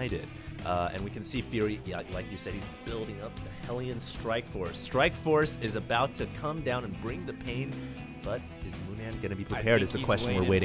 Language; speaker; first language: English; native; English